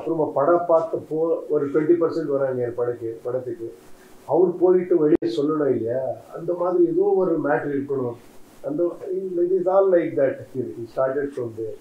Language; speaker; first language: Tamil; non-native, learner; Kannada